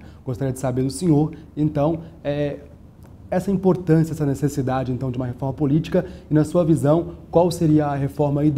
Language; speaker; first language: Portuguese; native; Portuguese